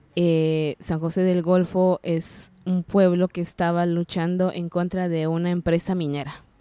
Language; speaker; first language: Spanish; non-native, local second language; Kaqchikel